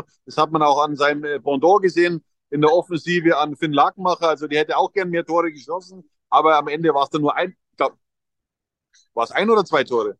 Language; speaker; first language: German; native; German